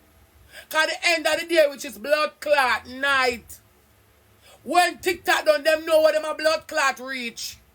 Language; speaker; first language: English; non-native, local second language; Jamaican Creole English